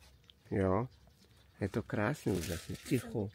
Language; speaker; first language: Czech; non-native, learner; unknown